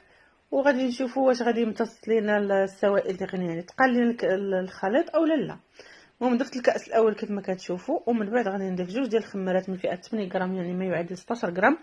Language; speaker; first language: Arabic; native; Arabic